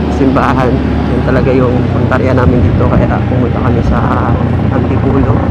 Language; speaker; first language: Filipino; non-native, local second language; Hiligaynon